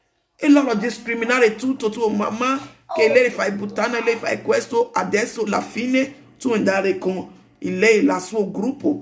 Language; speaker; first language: Italian; non-native, learner; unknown